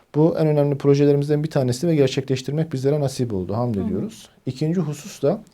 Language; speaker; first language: Turkish; native; Turkish